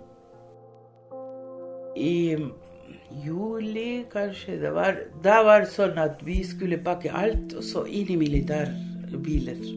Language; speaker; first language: Norwegian; early bilingual, other home language; Spanish